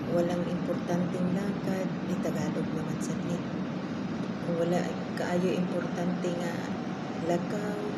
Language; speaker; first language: Filipino; non-native, local second language; Cebuano